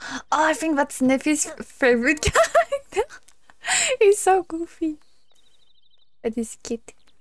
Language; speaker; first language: English; non-native, fluent; French